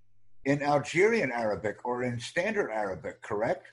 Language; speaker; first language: English; non-native, fluent; Romanian